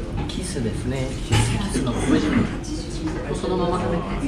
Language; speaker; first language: Japanese; native; Japanese